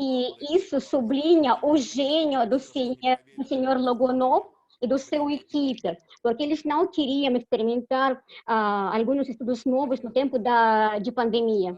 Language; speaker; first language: Portuguese; non-native, fluent; Russian